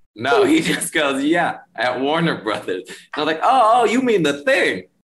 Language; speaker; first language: English; early bilingual, other home language; Spanish